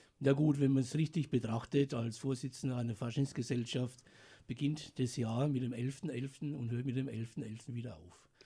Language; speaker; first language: German; native; German